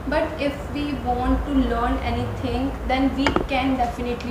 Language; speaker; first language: English; non-native, learner; Hindi